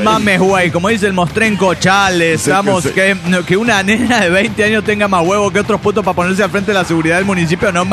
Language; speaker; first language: Spanish; native; Spanish